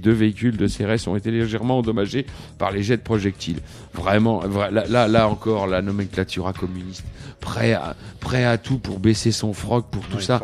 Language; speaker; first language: French; native; French